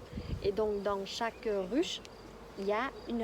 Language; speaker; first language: French; non-native, fluent; Thai